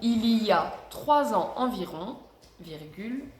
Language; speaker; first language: French; native; French